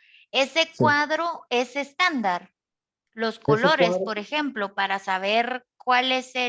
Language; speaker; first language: Spanish; native; Spanish